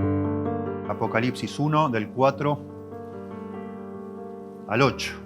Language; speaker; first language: Spanish; native; Spanish